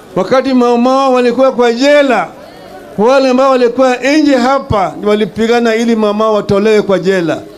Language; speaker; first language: Swahili; non-native, local second language; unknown